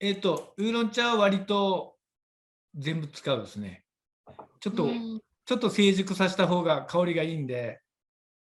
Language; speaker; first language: Japanese; native; Japanese